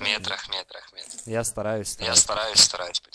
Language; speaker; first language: Russian; native; Russian